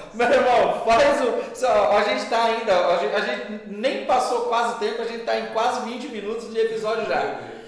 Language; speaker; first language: Portuguese; native; Portuguese